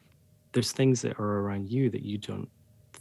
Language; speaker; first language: English; native; English